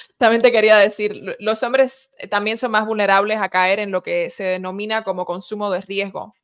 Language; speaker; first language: Spanish; early bilingual, heritage; Spanish